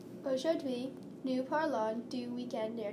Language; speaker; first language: French; non-native, learner; English